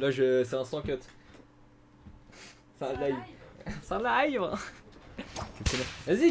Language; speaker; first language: French; native; French